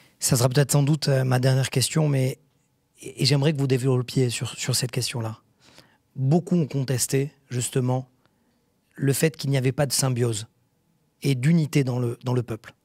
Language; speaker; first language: French; native; French